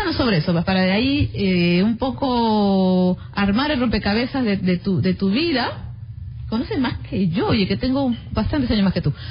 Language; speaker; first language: Spanish; native; Spanish